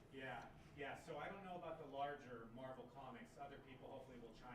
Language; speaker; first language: English; native; English